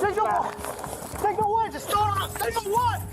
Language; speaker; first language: English; native; English